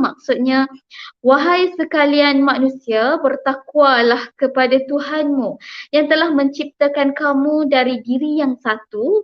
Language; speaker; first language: Malay; native; Malay